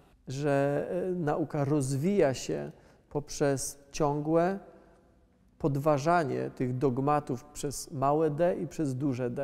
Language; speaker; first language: Polish; native; Polish